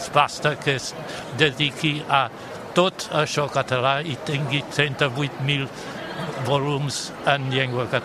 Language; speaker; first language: Catalan; non-native, fluent; German